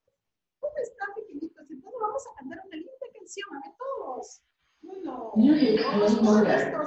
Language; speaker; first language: Spanish; native; Spanish